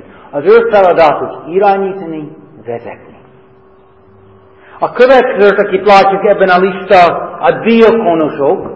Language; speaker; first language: Hungarian; non-native, fluent; English